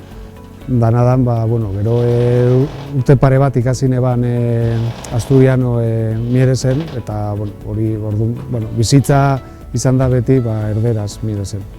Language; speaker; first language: Basque; non-native, local second language; Spanish